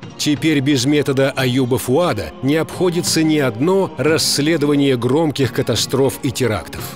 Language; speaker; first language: Russian; native; Russian